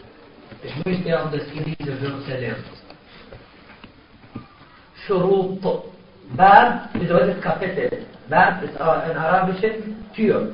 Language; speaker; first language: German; non-native, fluent; Arabic